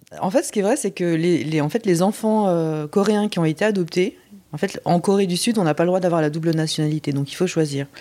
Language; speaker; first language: French; native; French